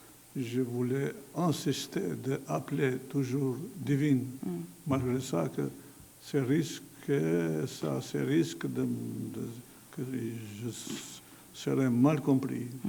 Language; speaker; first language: French; non-native, fluent; Albanian